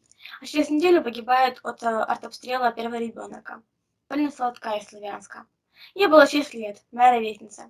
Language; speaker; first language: Russian; native; Russian